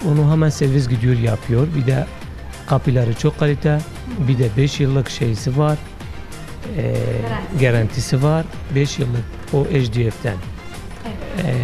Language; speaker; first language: Turkish; non-native, learner; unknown